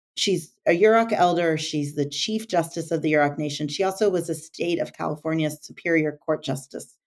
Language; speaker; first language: English; native; English